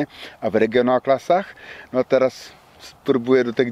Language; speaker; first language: Polish; non-native, learner; Czech